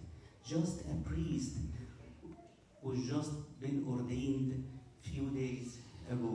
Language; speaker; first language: English; non-native, fluent; Arabic